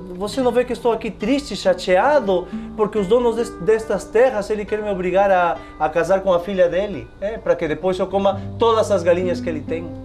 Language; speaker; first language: Portuguese; non-native, fluent; Spanish